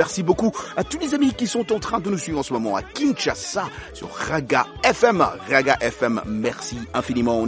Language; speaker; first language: French; non-native, local second language; Lingala